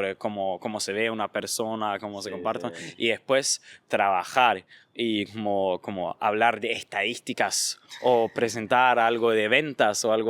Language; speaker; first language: Spanish; non-native, fluent; German